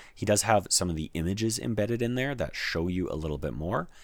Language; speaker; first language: English; native; English